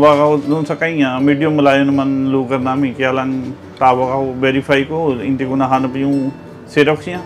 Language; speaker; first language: Filipino; non-native, learner; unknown